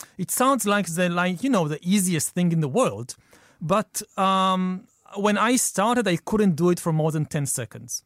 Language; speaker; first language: English; non-native, fluent; Hebrew